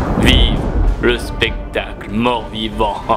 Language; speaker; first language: French; native; French